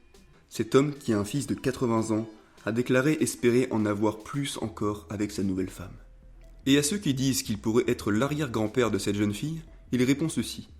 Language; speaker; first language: French; native; French